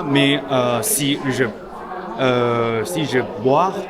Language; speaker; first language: French; non-native, learner; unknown